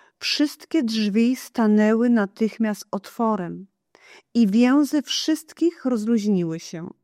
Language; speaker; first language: Polish; non-native, fluent; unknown